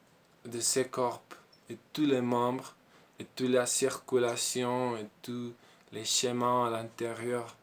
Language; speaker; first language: French; non-native, learner; Spanish